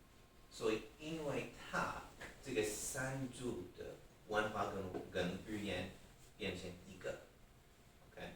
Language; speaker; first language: Chinese; non-native, learner; English